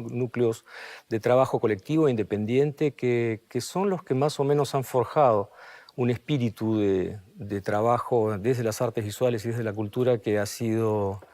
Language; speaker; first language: Spanish; native; Spanish